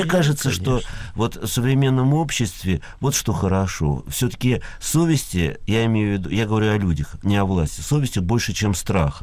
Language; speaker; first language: Russian; native; Russian